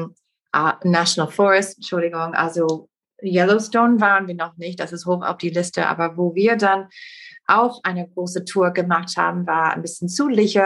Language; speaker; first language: German; non-native, fluent; English